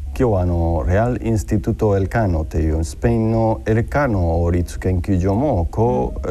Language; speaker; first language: Japanese; non-native, fluent; Spanish